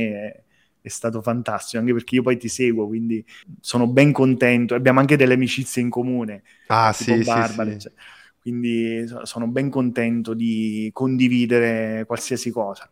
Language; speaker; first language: Italian; native; Italian